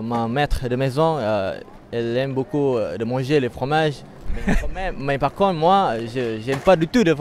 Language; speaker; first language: French; non-native, learner; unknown